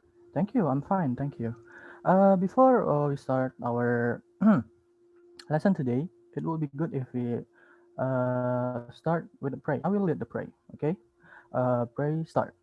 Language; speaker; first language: English; non-native, learner; Indonesian